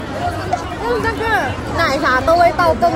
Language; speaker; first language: Chinese; non-native, learner; Thai